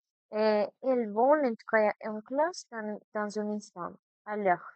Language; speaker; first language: French; non-native, learner; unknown